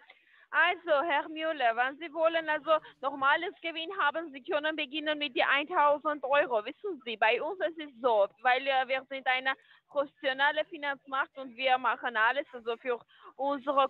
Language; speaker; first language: German; non-native, learner; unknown